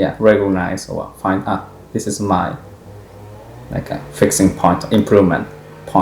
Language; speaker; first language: English; non-native, fluent; Japanese